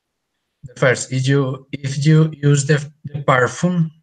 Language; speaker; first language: English; non-native, learner; Spanish